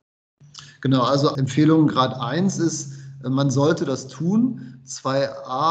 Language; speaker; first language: German; native; German